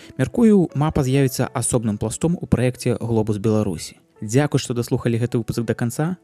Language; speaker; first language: Belarusian; native; Belarusian